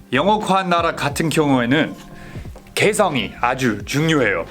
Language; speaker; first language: Korean; non-native, fluent; English